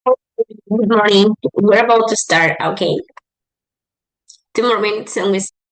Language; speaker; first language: English; non-native, fluent; Spanish